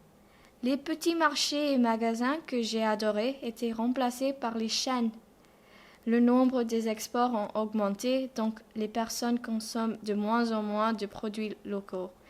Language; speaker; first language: French; non-native, fluent; English